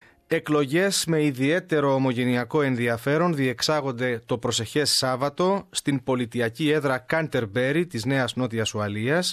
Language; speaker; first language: Greek; native; Greek